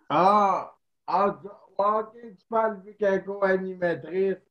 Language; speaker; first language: French; native; French